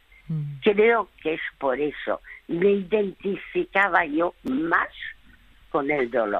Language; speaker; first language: Spanish; early bilingual, other home language; French